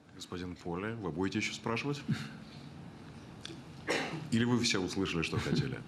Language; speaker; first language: Russian; native; Russian